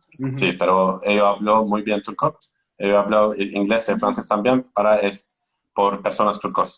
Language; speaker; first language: Spanish; non-native, learner; Turkish